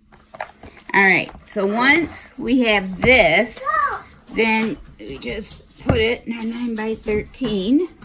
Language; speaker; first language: English; native; English